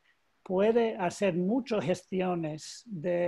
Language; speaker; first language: Spanish; non-native, learner; English